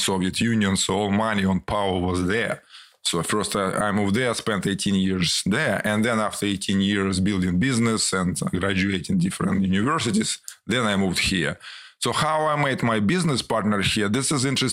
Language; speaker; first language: English; non-native, fluent; Ukrainian